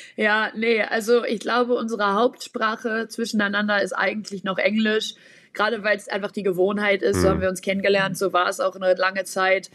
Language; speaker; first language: German; native; German